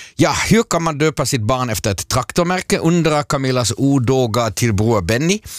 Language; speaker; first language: Swedish; native; Swedish